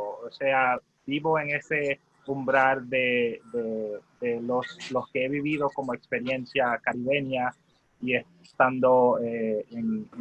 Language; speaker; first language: Spanish; non-native, fluent; Haitian Creole